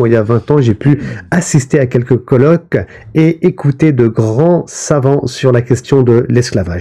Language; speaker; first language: French; native; French